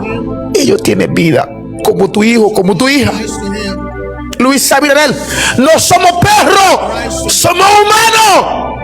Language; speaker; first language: Spanish; non-native, learner; Haitian Creole